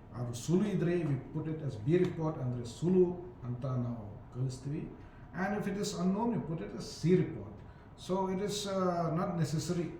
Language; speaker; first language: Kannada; non-native, fluent; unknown